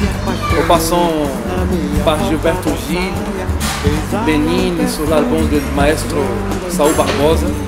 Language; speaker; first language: French; non-native, fluent; Portuguese